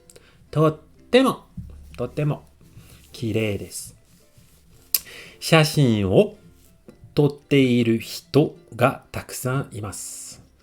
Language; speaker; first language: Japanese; non-native, fluent; French